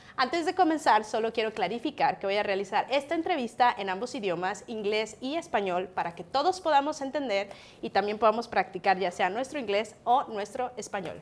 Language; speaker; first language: Spanish; native; Spanish